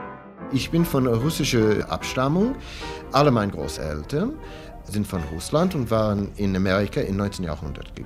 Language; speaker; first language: German; non-native, learner; English